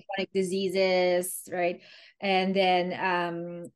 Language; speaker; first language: English; non-native, local second language; Filipino